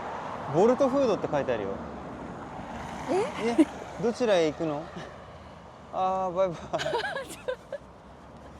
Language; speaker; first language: Japanese; native; Japanese